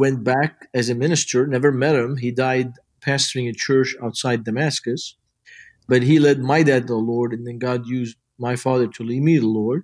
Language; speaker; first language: English; non-native, fluent; Arabic